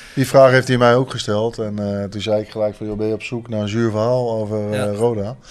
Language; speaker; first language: Dutch; native; Dutch